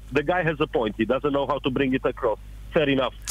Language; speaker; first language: English; non-native, fluent; Romanian